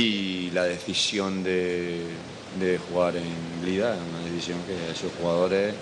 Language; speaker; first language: Spanish; native; Spanish